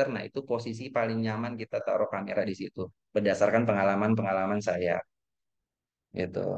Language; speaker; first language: Indonesian; native; Indonesian